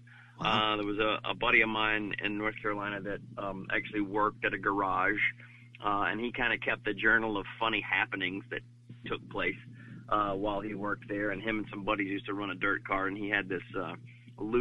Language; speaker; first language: English; native; English